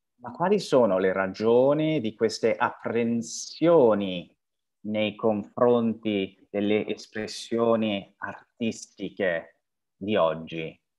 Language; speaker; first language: Italian; non-native, fluent; French